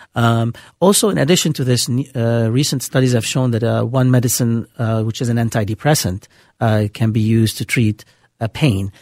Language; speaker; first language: English; non-native, fluent; Arabic